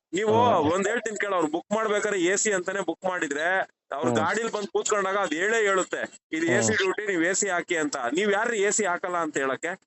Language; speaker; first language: Kannada; native; Kannada